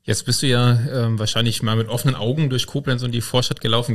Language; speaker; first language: German; native; German